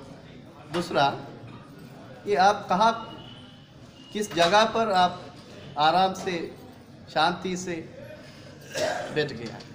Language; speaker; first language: Hindi; non-native, learner; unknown